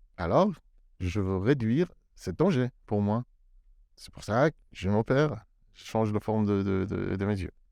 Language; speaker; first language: French; non-native, fluent; Persian